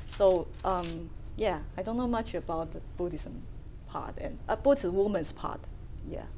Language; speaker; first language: English; non-native, fluent; Chinese